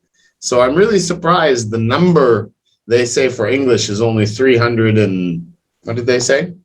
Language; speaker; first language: English; non-native, fluent; French